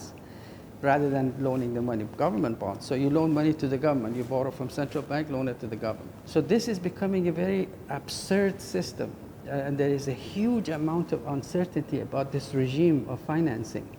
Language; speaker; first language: English; non-native, fluent; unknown